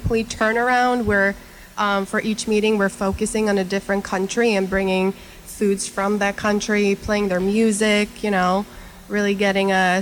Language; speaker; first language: English; non-native, fluent; Norwegian